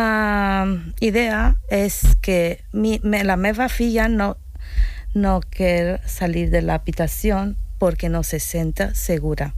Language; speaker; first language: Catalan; non-native, learner; Italian